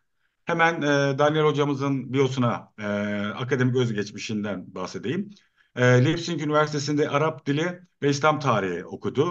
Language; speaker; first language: Turkish; native; Turkish